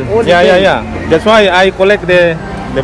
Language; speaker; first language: English; non-native, learner; Indonesian